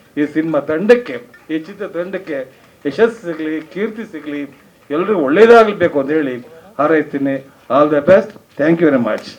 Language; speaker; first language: Kannada; native; Kannada